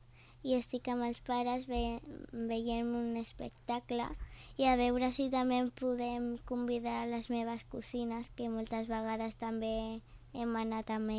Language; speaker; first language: Catalan; non-native, local second language; Spanish